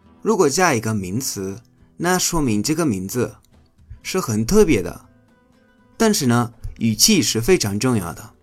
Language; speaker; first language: Chinese; non-native, fluent; Spanish